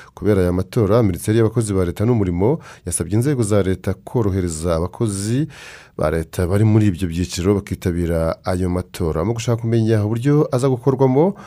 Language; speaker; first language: Kinyarwanda; native; Kinyarwanda